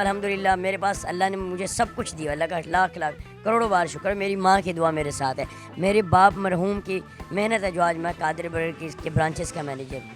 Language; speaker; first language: Urdu; non-native, local second language; Pashto